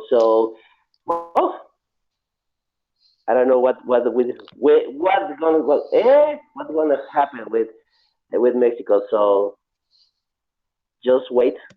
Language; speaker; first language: English; non-native, learner; Spanish